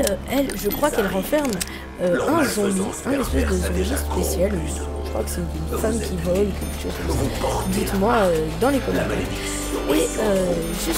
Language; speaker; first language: French; native; French